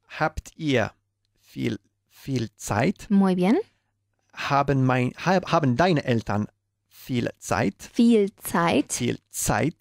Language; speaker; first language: German; non-native, learner; Spanish